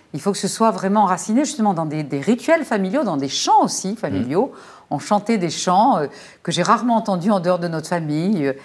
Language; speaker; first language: French; native; French